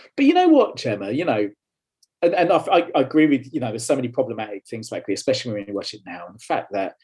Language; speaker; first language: English; native; English